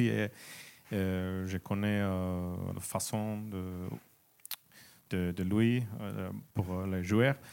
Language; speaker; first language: French; non-native, learner; Finnish